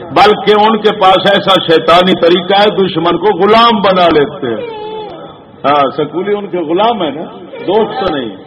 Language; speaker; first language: Urdu; non-native, local second language; Punjabi